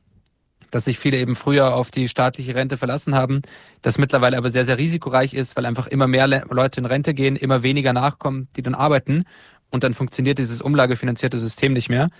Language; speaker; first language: German; native; German